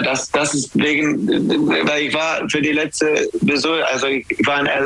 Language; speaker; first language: German; non-native, fluent; English